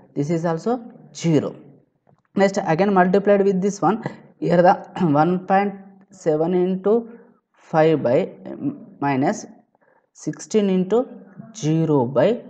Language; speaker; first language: English; non-native, local second language; Telugu